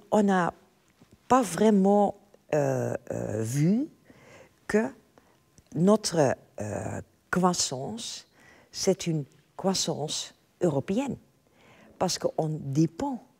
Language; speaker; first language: French; non-native, fluent; Dutch